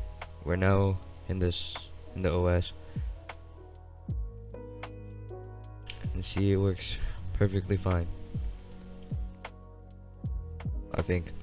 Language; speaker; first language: English; native; English